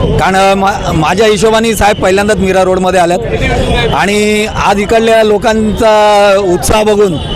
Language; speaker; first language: Marathi; non-native, local second language; Urdu